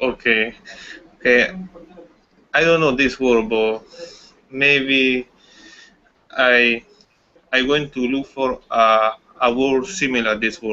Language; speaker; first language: English; non-native, learner; Spanish